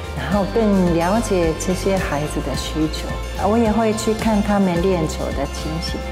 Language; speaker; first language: Chinese; non-native, fluent; Japanese